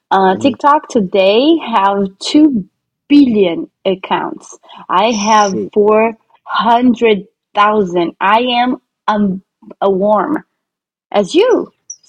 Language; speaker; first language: English; non-native, fluent; Portuguese